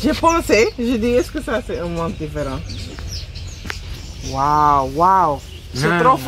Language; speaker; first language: French; non-native, learner; English